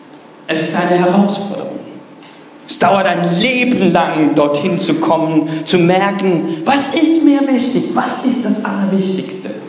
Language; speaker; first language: German; non-native, fluent; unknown